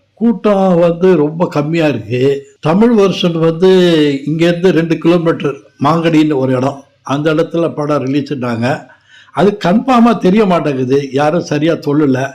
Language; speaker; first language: Tamil; native; Tamil